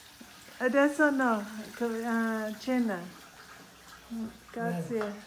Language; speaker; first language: Italian; non-native, learner; English